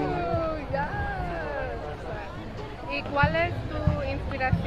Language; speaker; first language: Spanish; non-native, fluent; English